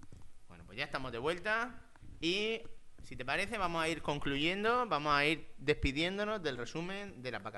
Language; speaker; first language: Spanish; native; Spanish